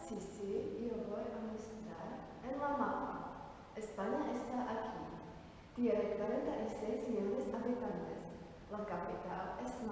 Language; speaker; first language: Spanish; non-native, learner; Czech